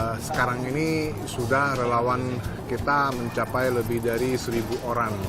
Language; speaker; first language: Indonesian; non-native, fluent; Japanese